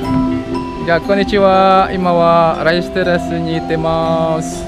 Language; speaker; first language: Japanese; non-native, fluent; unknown